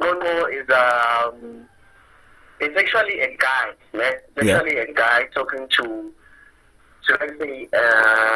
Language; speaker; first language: English; non-native, local second language; Zulu